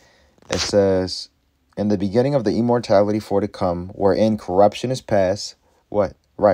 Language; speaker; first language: English; native; English